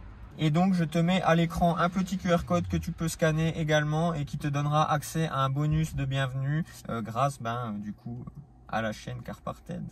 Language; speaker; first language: French; native; French